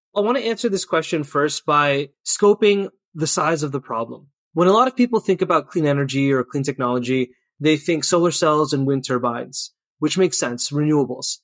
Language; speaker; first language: English; early bilingual, other home language; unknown